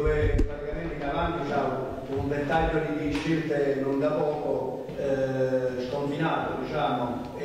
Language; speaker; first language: Italian; native; Italian